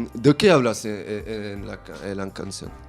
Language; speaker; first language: Spanish; non-native, learner; French